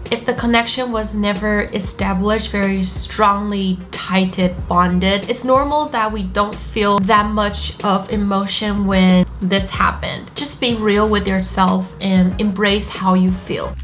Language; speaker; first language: English; non-native, fluent; Chinese